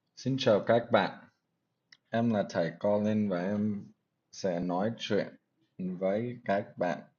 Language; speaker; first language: Vietnamese; non-native, learner; English